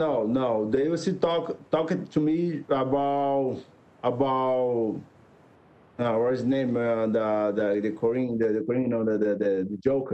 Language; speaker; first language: English; non-native, learner; Portuguese